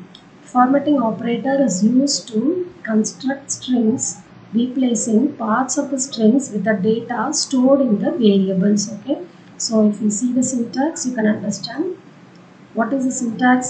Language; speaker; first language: English; non-native, local second language; Tamil